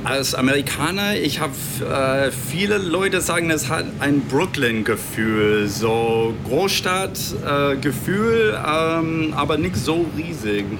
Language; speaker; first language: German; non-native, fluent; English